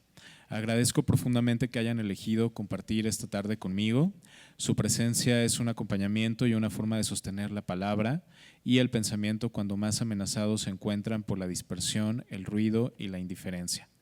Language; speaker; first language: Spanish; native; Spanish